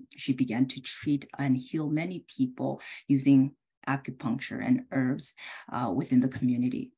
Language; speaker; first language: English; early bilingual, other home language; Korean